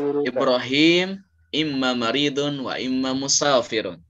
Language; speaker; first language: Arabic; non-native, fluent; Indonesian